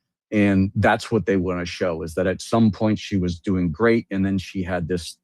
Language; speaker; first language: English; native; English